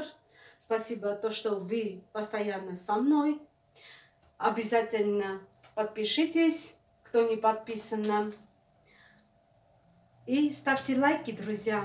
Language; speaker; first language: Russian; non-native, fluent; Armenian